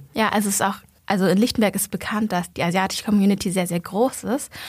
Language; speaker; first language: German; early bilingual, other home language; Vietnamese